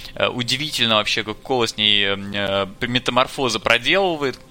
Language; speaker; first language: Russian; native; Russian